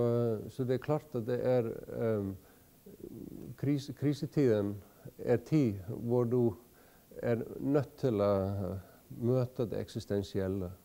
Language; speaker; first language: Norwegian; non-native, fluent; Icelandic